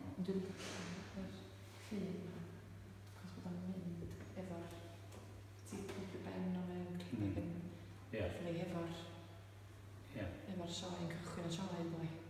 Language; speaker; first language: Welsh; native; Welsh